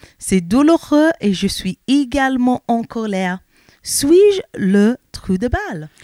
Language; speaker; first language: French; non-native, learner; English